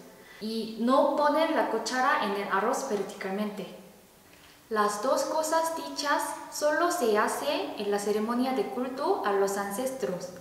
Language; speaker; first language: Spanish; non-native, fluent; Korean